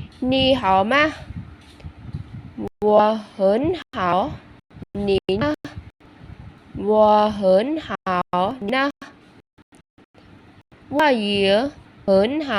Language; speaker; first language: Chinese; non-native, fluent; Khmer